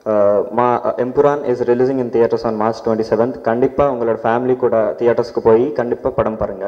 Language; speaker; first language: Tamil; non-native, learner; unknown